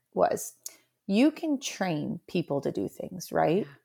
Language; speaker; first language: English; native; English